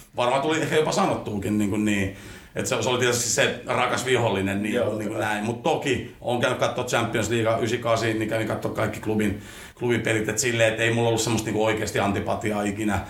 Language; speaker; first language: Finnish; early bilingual, other home language; Spanish